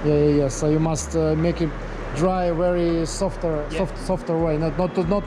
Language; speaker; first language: English; non-native, learner; Russian